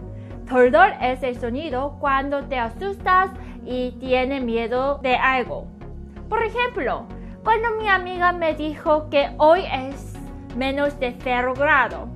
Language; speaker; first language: Spanish; non-native, learner; Korean